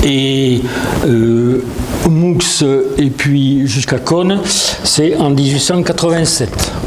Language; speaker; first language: French; native; French